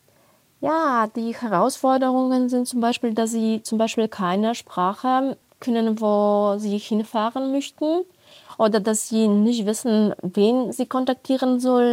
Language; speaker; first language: German; non-native, fluent; Polish